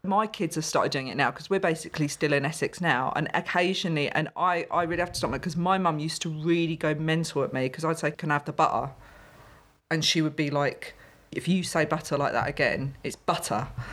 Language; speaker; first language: English; native; English